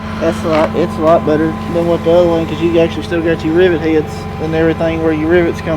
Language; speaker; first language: English; native; English